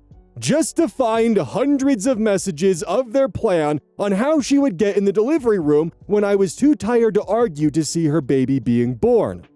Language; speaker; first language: English; native; English